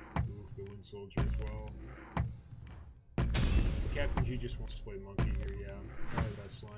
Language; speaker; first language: English; native; English